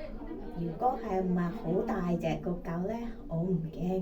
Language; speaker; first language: Cantonese; non-native, fluent; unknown